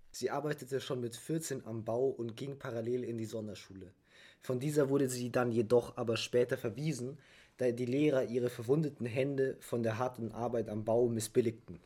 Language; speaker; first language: German; native; German